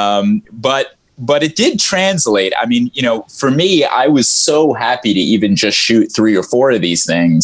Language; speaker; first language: English; early bilingual, other home language; Arabic